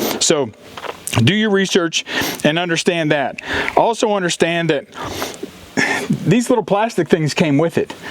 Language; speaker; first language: English; native; English